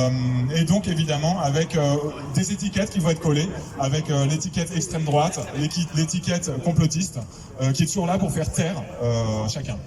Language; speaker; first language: French; native; French